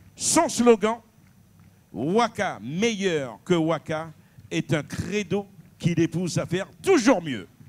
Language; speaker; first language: French; native; French